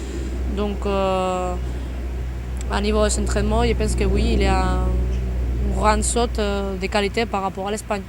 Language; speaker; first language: French; non-native, fluent; Spanish